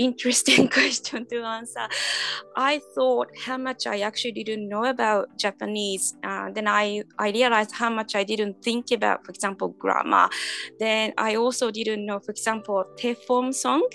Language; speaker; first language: English; non-native, fluent; Japanese